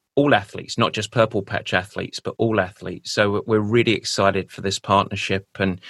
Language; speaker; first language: English; native; English